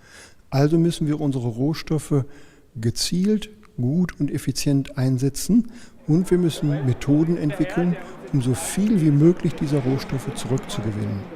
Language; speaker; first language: German; native; German